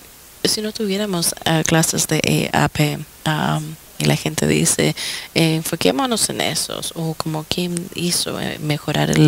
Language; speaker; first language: Spanish; non-native, fluent; English